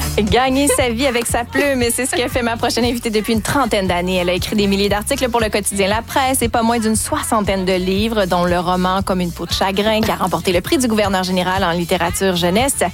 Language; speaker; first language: French; native; French